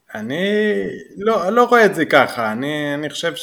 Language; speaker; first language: Hebrew; native; Hebrew